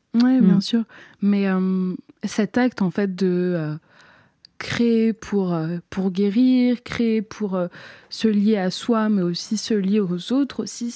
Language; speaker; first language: French; early bilingual, other home language; Arabic